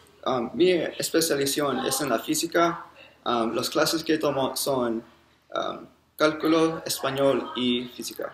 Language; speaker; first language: Spanish; non-native, learner; English